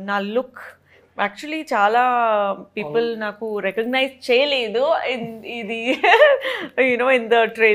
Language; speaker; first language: Telugu; non-native, fluent; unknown